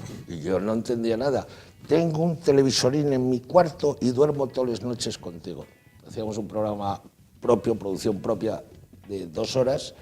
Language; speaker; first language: Spanish; native; Spanish